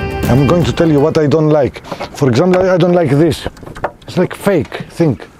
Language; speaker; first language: English; non-native, fluent; Greek